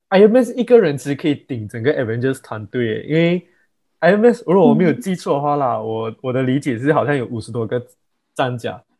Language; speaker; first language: Chinese; native; Chinese